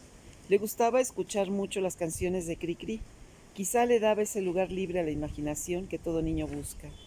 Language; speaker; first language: Spanish; native; Spanish